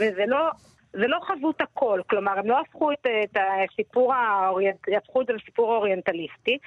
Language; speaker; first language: Hebrew; native; Hebrew